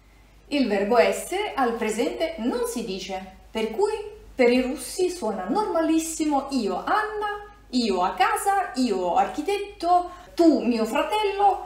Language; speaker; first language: Italian; non-native, fluent; Russian